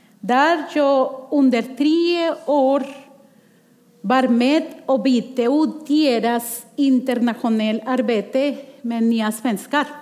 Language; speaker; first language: Swedish; non-native, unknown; Spanish